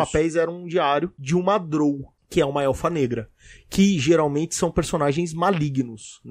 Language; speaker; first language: Portuguese; native; Portuguese